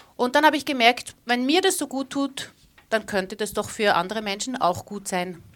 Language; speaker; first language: German; native; German